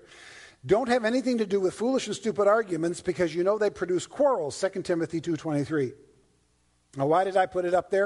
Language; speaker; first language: English; native; English